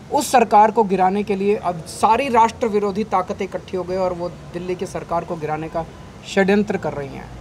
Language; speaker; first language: Hindi; native; Hindi